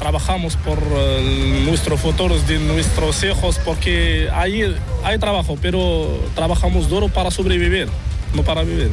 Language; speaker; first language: Spanish; non-native, learner; Arabic